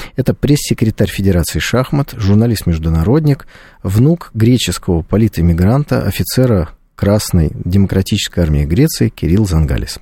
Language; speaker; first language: Russian; native; Russian